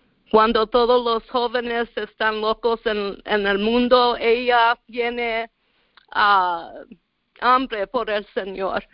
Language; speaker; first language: Spanish; early bilingual, heritage; Spanish